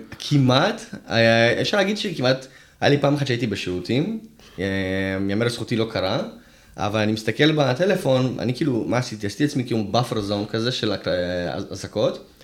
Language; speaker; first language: Hebrew; early bilingual, other home language; Russian